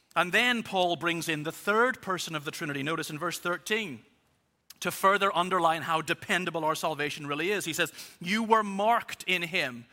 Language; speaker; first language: English; native; English